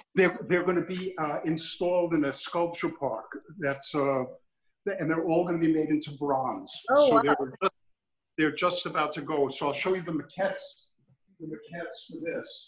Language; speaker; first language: English; native; English